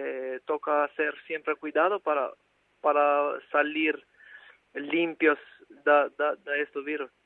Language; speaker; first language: Spanish; non-native, fluent; Albanian